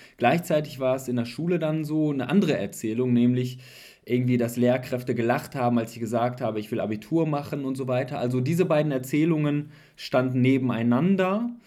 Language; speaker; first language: German; early bilingual, other home language; Persian